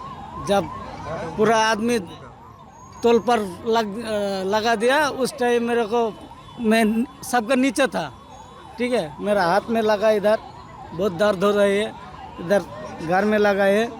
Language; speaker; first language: Hindi; non-native, local second language; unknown